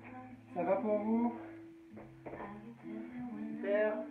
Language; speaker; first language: French; native; French